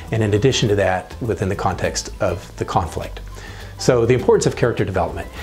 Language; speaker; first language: English; native; English